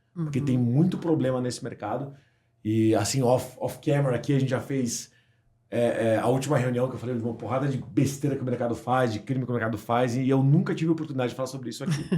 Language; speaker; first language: Portuguese; native; Portuguese